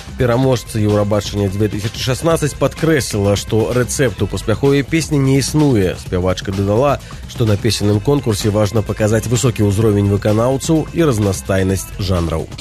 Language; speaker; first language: Belarusian; native; Belarusian